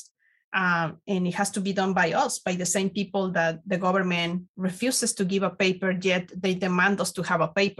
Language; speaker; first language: English; non-native, fluent; Spanish